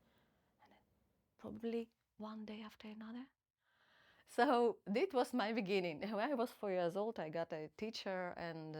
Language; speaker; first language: English; non-native, fluent; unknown